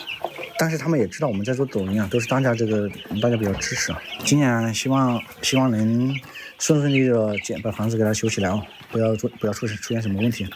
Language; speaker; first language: Chinese; native; Chinese